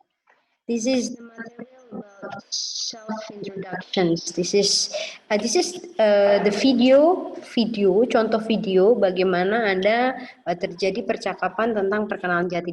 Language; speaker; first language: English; non-native, fluent; Indonesian